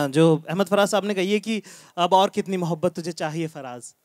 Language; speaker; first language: Hindi; native; Hindi